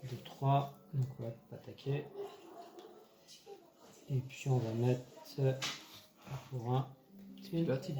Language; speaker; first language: French; native; French